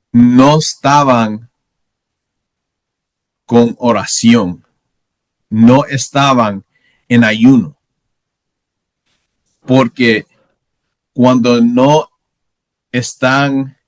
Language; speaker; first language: Spanish; non-native, learner; English